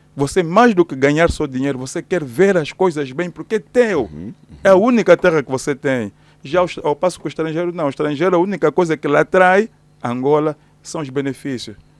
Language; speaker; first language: Portuguese; native; Portuguese